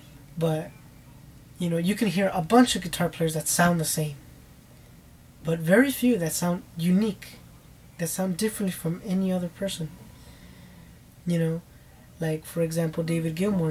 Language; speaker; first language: English; early bilingual, other home language; Spanish